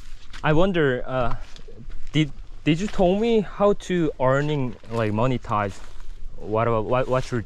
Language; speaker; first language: English; non-native, learner; Korean